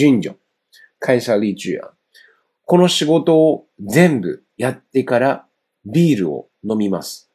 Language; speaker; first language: Japanese; non-native, fluent; Chinese